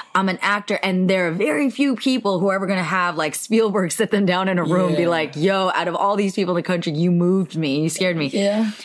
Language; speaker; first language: English; native; English